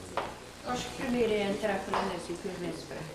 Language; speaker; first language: Portuguese; native; Portuguese